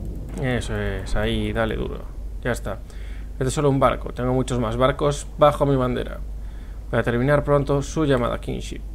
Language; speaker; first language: Spanish; native; Spanish